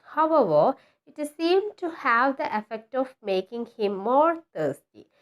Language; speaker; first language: English; non-native, local second language; Malayalam